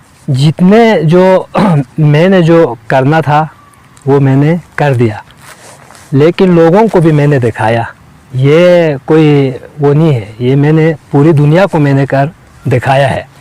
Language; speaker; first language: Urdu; non-native, local second language; Balti